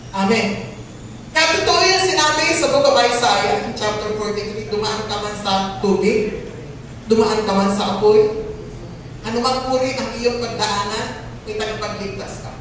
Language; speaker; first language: Filipino; native; Filipino